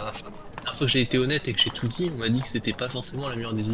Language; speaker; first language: French; native; French